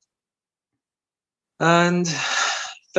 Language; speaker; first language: English; non-native, fluent; Albanian